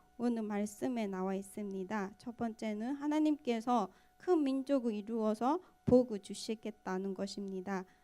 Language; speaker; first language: Korean; non-native, fluent; Burmese